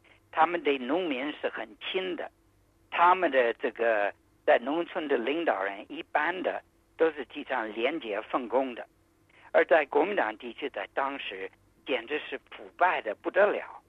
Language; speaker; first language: Chinese; non-native, fluent; English